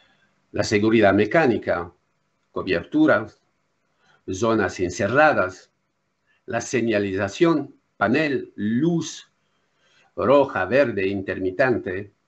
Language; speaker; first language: Spanish; non-native, learner; French